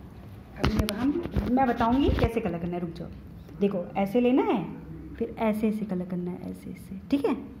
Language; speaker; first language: Hindi; native; Hindi